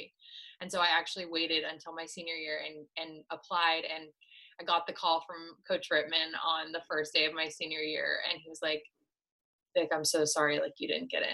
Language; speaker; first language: English; native; English